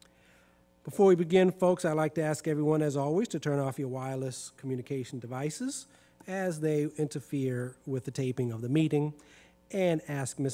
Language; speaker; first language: English; native; English